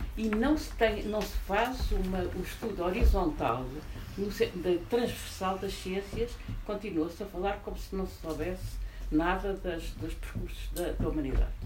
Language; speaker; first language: Portuguese; native; Portuguese